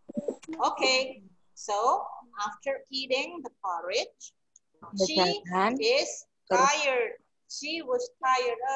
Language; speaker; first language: English; non-native, fluent; Indonesian